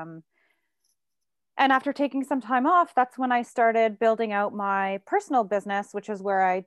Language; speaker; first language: English; native; English